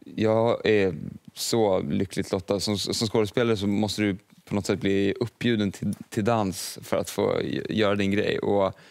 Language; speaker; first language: Swedish; native; Swedish